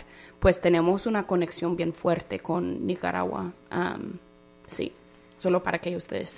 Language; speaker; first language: Spanish; non-native, fluent; English